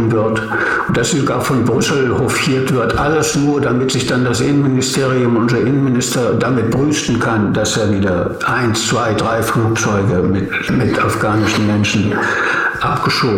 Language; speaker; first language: German; native; German